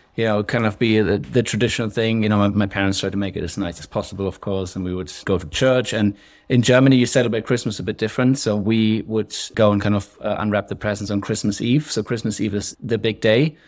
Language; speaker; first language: English; non-native, fluent; German